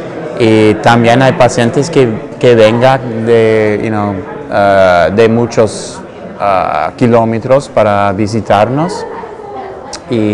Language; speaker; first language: Spanish; non-native, learner; English